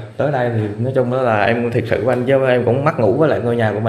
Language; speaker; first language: Vietnamese; native; Vietnamese